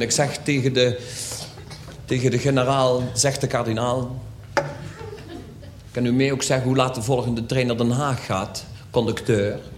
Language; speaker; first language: Dutch; native; Dutch